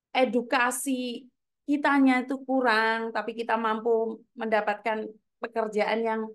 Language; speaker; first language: Indonesian; native; Indonesian